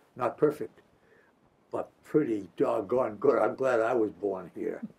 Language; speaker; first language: English; native; English